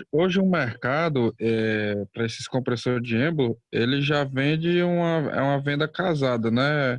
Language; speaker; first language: Portuguese; native; Portuguese